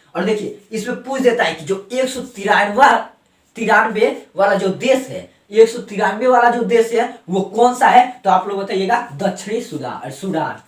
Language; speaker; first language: Hindi; native; Hindi